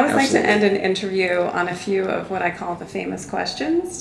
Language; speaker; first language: English; native; English